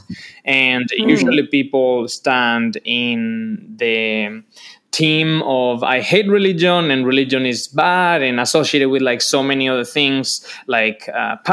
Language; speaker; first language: English; non-native, fluent; Spanish